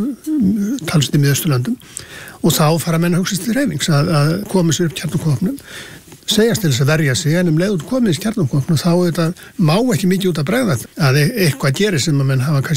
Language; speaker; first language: Icelandic; native; Icelandic